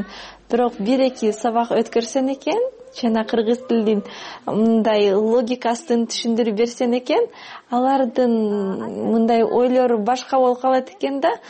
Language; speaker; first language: Kyrgyz; non-native, fluent; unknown